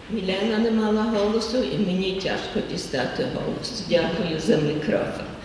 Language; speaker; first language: Ukrainian; early bilingual, heritage; Ukrainian